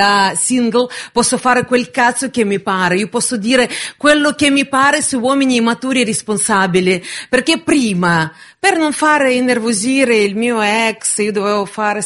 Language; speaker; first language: Italian; non-native, fluent; Russian